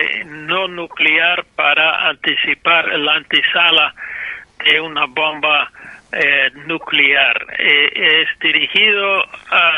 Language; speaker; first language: Spanish; non-native, fluent; English